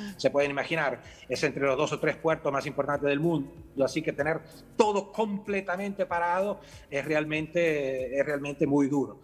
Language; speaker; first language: Spanish; early bilingual, heritage; Spanish